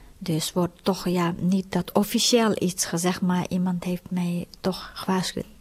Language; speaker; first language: Dutch; non-native, fluent; Tibetan